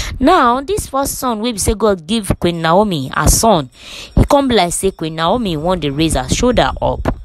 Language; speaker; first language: Nigerian Pidgin; non-native, local second language; Yoruba